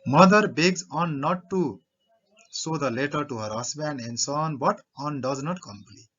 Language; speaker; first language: English; non-native, local second language; Nepali